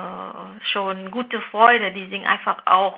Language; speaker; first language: German; non-native, fluent; Vietnamese